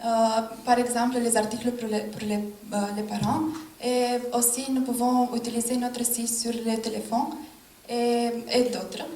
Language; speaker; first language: French; non-native, learner; Romanian